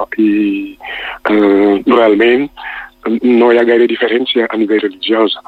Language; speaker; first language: Catalan; non-native, fluent; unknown